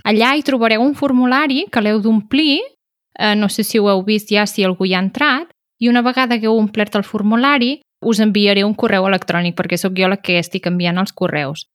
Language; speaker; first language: Catalan; native; Catalan